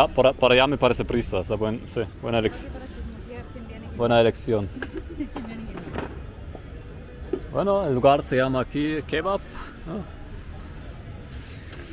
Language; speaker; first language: Spanish; non-native, fluent; German